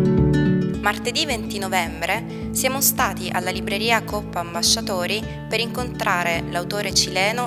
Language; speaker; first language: Italian; native; Italian